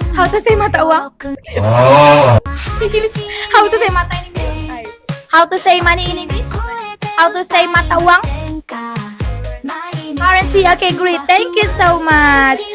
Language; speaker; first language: English; non-native, fluent; Indonesian